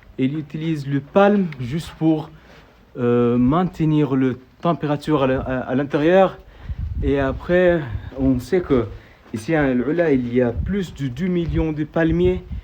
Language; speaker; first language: French; non-native, fluent; Arabic